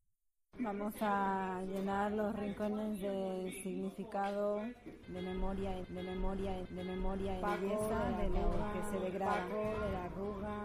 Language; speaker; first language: Spanish; native; Spanish